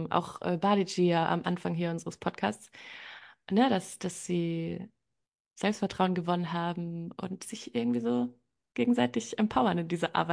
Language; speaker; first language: German; native; German